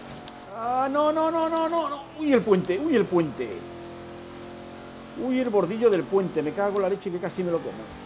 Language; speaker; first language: Spanish; native; Spanish